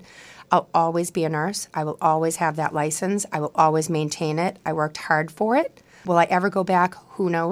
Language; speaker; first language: English; native; English